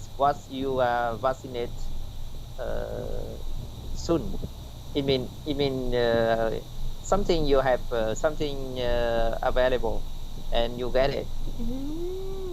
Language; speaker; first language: English; non-native, learner; Vietnamese